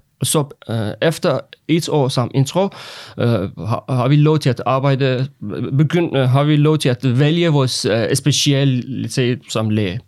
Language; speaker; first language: Danish; non-native, learner; Persian